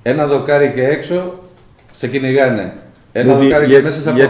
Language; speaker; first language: Greek; non-native, fluent; Spanish